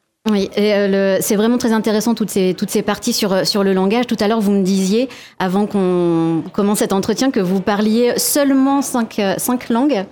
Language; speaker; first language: French; native; French